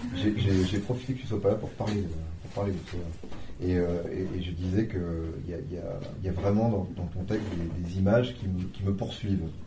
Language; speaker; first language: French; native; French